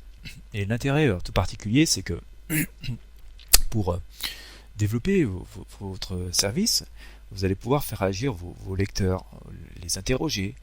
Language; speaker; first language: French; native; French